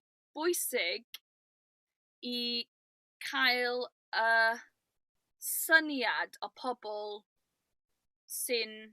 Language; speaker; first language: Welsh; non-native, local second language; English